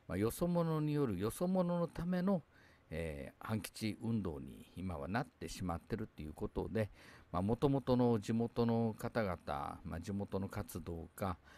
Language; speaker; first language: Japanese; native; Japanese